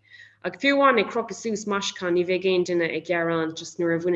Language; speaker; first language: Irish; non-native, local second language; English